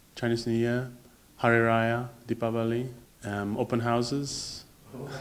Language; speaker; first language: English; native; English